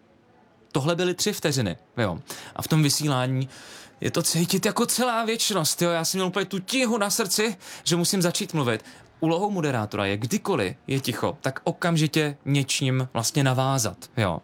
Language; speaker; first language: Czech; native; Czech